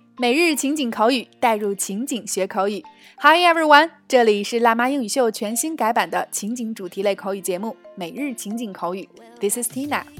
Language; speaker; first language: Chinese; native; Chinese